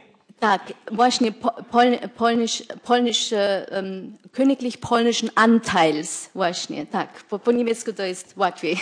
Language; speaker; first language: Polish; non-native, fluent; German